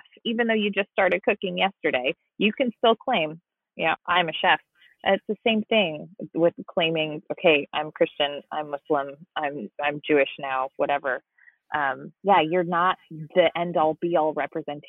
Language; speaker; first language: English; native; English